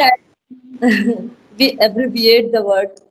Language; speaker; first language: English; non-native, learner; Hindi